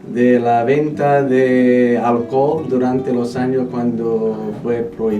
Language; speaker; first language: Spanish; non-native, fluent; English